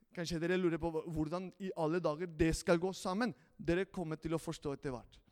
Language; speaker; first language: Norwegian; non-native, fluent; Spanish